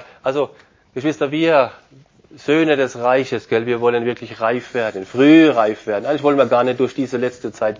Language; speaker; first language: German; non-native, fluent; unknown